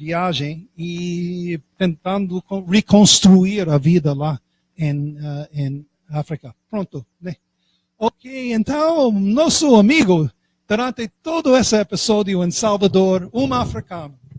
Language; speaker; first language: Portuguese; non-native, fluent; English